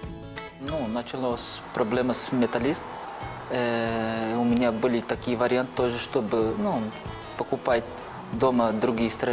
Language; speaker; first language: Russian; non-native, fluent; Portuguese